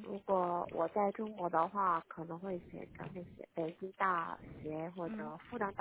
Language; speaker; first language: Chinese; non-native, learner; Korean